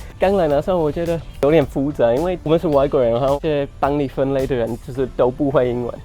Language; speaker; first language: Chinese; non-native, fluent; English